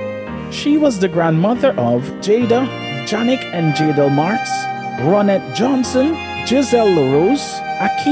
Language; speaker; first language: English; native; English